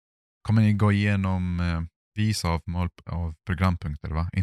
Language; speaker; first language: Swedish; non-native, fluent; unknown